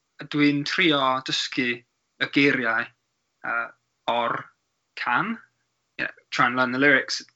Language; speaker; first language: Welsh; non-native, learner; English